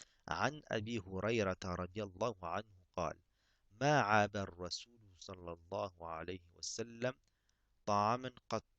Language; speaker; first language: Arabic; non-native, fluent; French